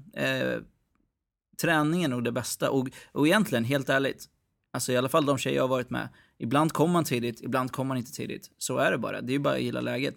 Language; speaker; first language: Swedish; early bilingual, other home language; Arabic